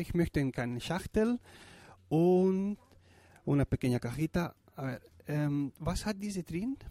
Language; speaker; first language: German; non-native, learner; Spanish